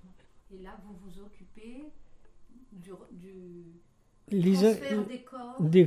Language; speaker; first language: French; native; French